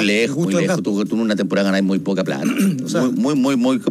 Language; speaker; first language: Spanish; native; Spanish